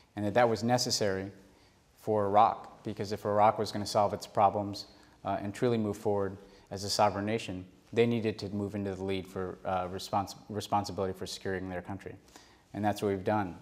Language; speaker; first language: English; native; English